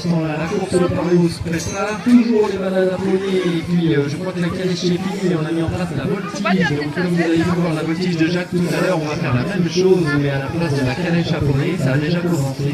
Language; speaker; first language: French; native; French